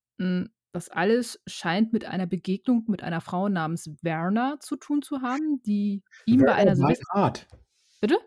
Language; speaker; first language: German; native; German